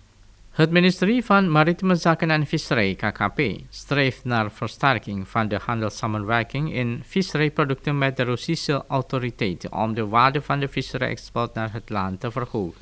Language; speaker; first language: Dutch; non-native, fluent; Indonesian